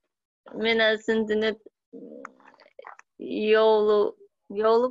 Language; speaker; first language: Finnish; non-native, learner; Russian